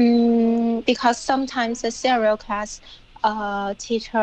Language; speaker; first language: English; non-native, learner; Chinese